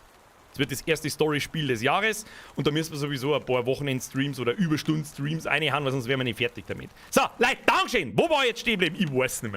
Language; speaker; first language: German; native; German